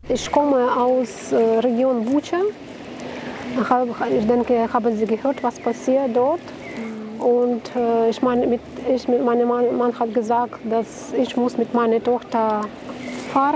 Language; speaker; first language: German; non-native, learner; Ukrainian